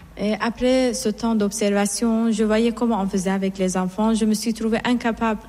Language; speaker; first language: French; non-native, fluent; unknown